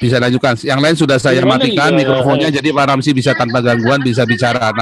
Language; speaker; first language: Indonesian; native; Indonesian